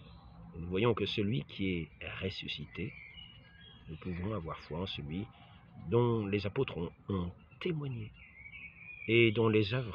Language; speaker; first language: French; native; French